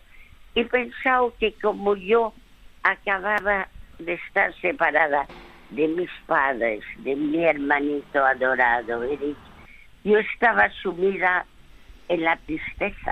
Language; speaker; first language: Spanish; early bilingual, other home language; French